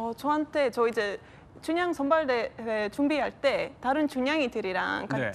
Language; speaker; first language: Korean; non-native, fluent; Estonian